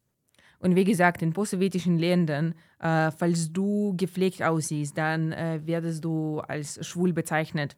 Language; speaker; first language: German; non-native, fluent; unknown